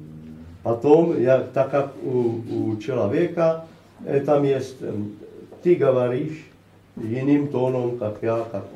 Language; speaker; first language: Russian; non-native, learner; Slovak